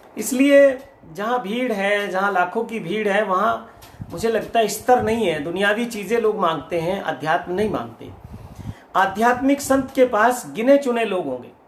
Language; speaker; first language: Hindi; native; Hindi